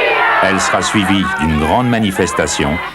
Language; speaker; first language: French; native; French